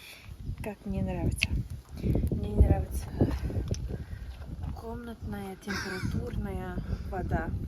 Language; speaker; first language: Russian; non-native, fluent; English